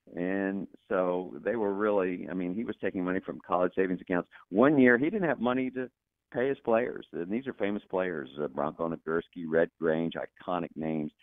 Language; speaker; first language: English; native; English